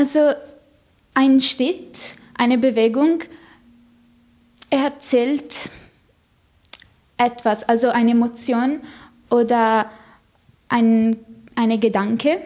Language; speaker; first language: German; non-native, fluent; Italian